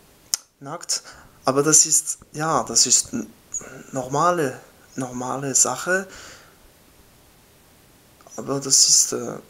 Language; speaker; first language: German; non-native, learner; French